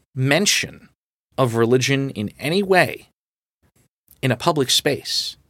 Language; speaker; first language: English; native; English